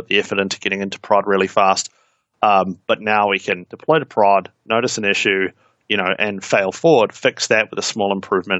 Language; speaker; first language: English; native; English